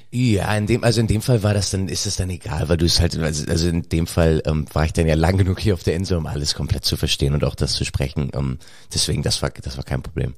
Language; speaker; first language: German; native; German